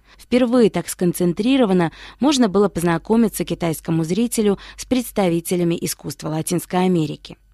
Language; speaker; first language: Russian; non-native, fluent; Chinese